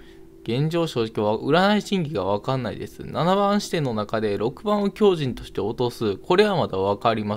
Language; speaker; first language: Japanese; native; Japanese